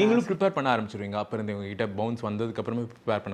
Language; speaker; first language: Tamil; native; Tamil